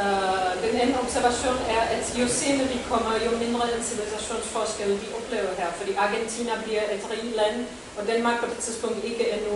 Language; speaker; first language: Danish; non-native, fluent; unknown